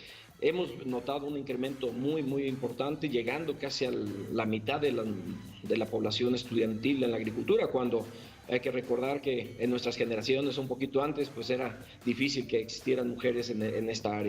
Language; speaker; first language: Spanish; native; Spanish